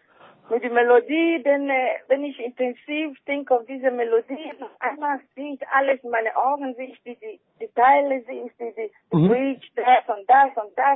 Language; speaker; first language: German; non-native, fluent; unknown